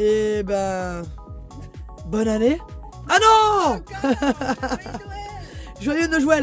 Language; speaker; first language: French; native; French